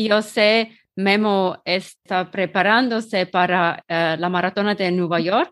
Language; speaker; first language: Spanish; non-native, learner; German